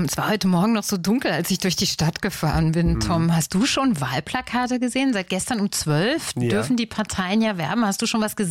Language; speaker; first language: German; native; German